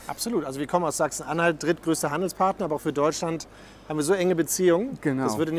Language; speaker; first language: German; native; German